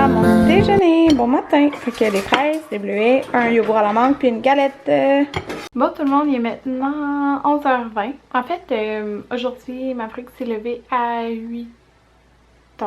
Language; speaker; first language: French; native; French